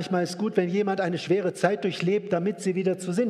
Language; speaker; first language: German; native; German